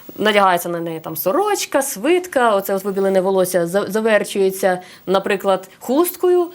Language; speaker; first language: Ukrainian; non-native, local second language; Russian